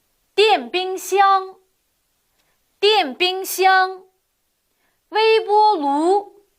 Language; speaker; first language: Chinese; non-native, fluent; Uyghur